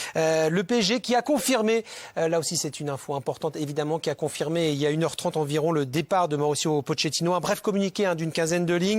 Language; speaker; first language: French; native; French